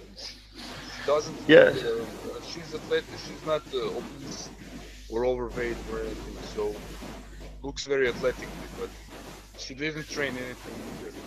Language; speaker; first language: English; non-native, fluent; Croatian